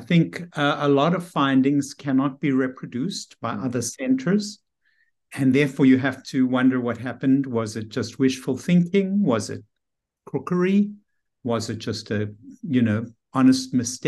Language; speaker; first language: English; native; English